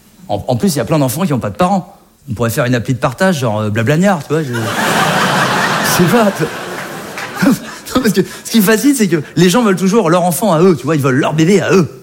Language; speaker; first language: French; native; French